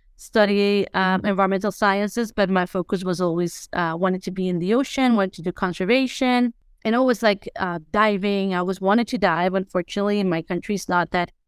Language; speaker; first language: English; non-native, fluent; Spanish